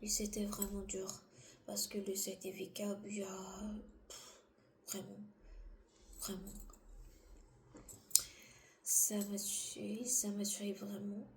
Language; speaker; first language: French; non-native, learner; Korean